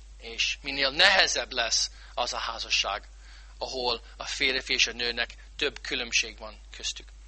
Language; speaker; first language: Hungarian; non-native, learner; English